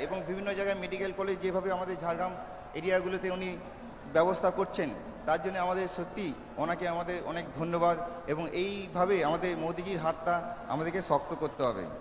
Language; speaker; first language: Bangla; non-native, local second language; Santali